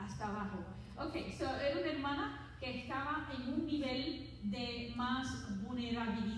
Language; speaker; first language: Spanish; early bilingual, heritage; Spanish